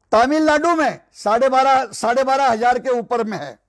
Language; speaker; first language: Hindi; non-native, local second language; Marathi